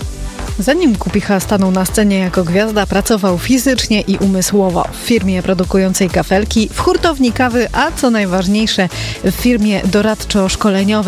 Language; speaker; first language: Polish; native; Polish